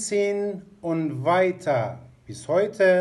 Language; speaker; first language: German; non-native, fluent; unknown